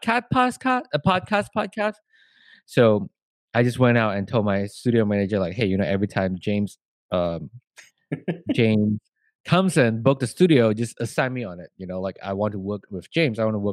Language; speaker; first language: English; non-native, local second language; Chinese